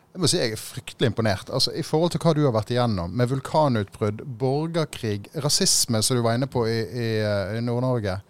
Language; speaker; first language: Norwegian; native; Norwegian